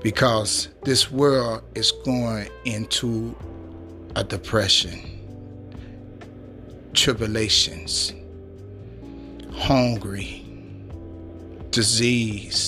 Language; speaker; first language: English; native; English